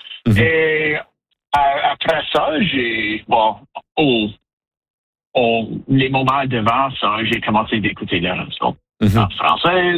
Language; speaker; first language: French; non-native, local second language; English